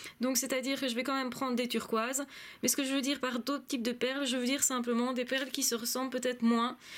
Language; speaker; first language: French; native; French